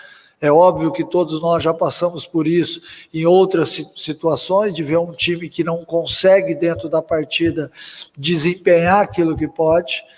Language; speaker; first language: Portuguese; native; Portuguese